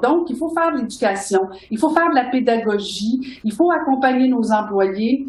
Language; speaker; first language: French; native; French